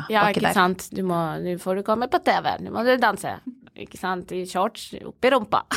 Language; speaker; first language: Norwegian; early bilingual, other home language; Somali